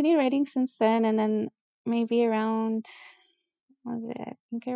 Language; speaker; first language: English; early bilingual, other home language; Spanish